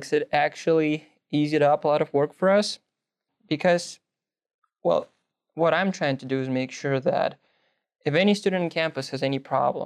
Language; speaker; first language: English; non-native, fluent; Russian